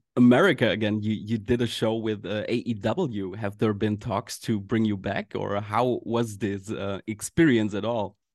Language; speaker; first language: English; non-native, fluent; German